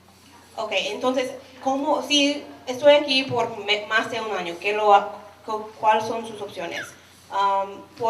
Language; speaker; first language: Spanish; non-native, fluent; English